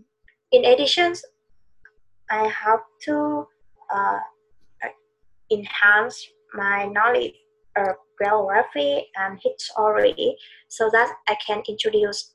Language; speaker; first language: English; non-native, learner; Vietnamese